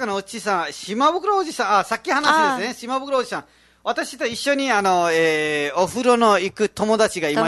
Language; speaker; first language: Japanese; non-native, fluent; Nepali